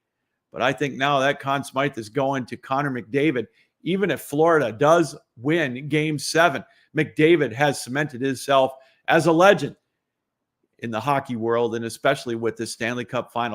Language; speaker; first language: English; native; English